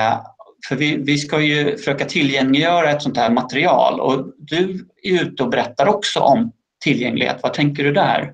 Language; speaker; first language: Swedish; native; Swedish